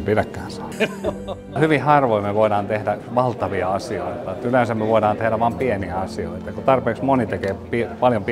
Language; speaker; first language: Finnish; native; Finnish